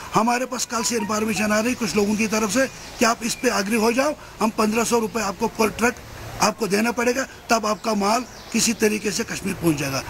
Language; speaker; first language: Urdu; non-native, local second language; Kashmiri